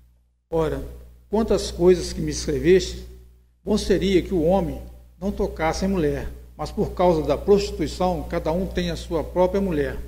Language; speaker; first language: Portuguese; native; Portuguese